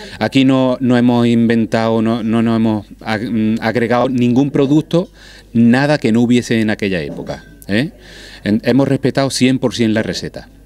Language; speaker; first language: Spanish; native; Spanish